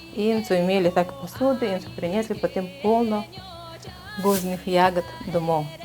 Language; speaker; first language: Slovenian; non-native, fluent; Russian